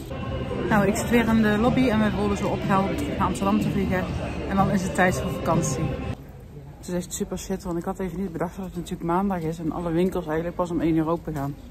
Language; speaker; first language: Dutch; native; Dutch